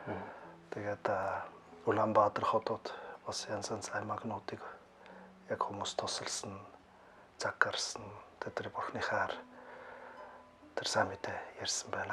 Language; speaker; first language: Mongolian; non-native, learner; German